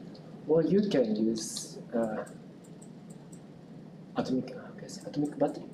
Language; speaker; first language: English; non-native, local second language; Japanese